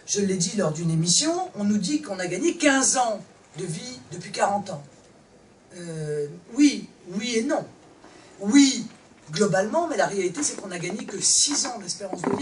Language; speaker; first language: French; native; French